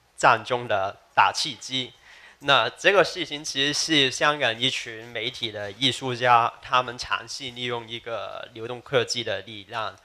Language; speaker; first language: Chinese; non-native, local second language; Cantonese